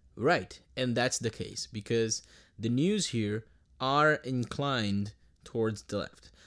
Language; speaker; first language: English; non-native, fluent; Portuguese